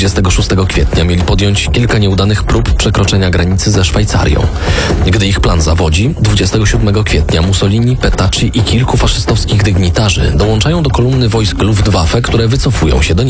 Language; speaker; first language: Polish; native; Polish